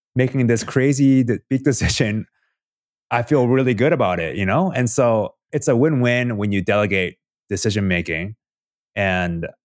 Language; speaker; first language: English; early bilingual, other home language; Korean